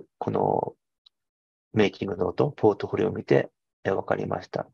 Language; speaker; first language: Japanese; native; Japanese